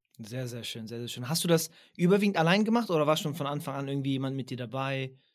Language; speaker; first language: German; early bilingual, other home language; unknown